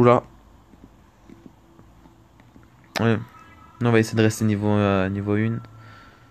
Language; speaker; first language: French; native; French